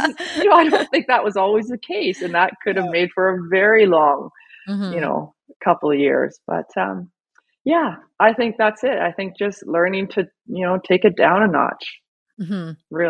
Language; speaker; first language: English; native; English